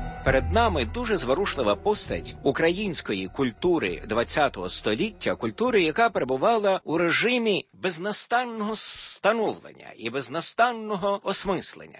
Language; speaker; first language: Ukrainian; native; Ukrainian